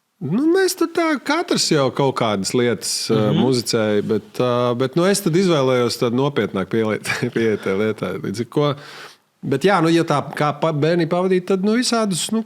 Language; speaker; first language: Latvian; native; Latvian